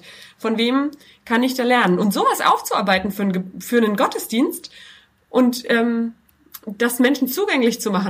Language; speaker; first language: German; native; German